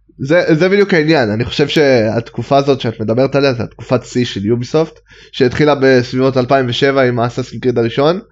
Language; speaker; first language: Hebrew; native; Hebrew